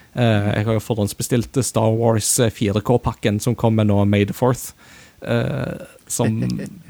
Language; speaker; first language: Norwegian; early bilingual, other home language; Japanese